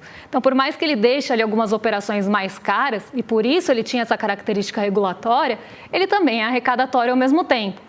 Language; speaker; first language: Portuguese; native; Portuguese